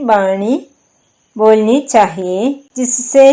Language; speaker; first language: Hindi; non-native, local second language; Malayalam